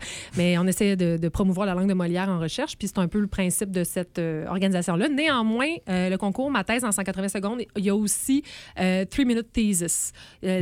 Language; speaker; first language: French; native; French